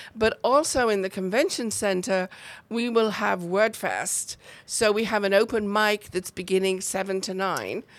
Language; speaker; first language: English; native; English